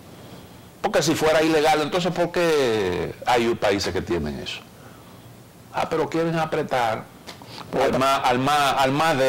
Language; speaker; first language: Spanish; native; Spanish